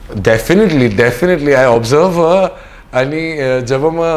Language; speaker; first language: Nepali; non-native, learner; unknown